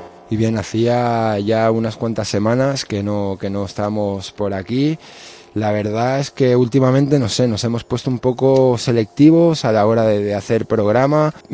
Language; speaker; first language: Spanish; native; Spanish